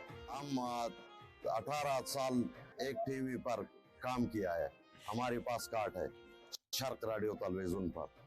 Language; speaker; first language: Hindi; non-native, learner; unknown